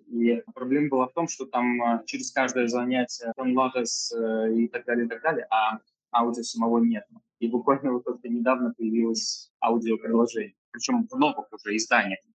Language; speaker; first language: Russian; native; Russian